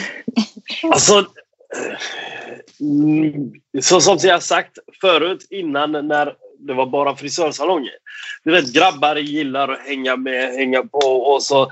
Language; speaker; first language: Swedish; non-native, fluent; Persian